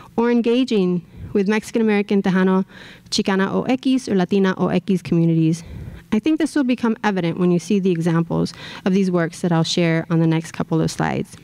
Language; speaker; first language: English; native; English